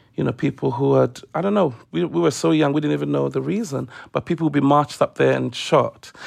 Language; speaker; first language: English; non-native, local second language; Akan